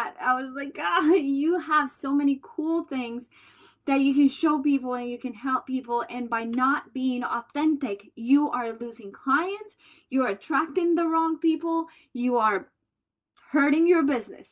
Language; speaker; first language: English; non-native, fluent; Spanish